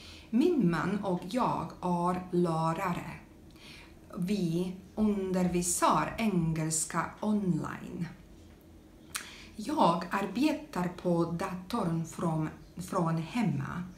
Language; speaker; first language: Swedish; non-native, learner; Slovak